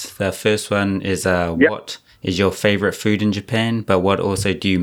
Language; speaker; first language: English; native; English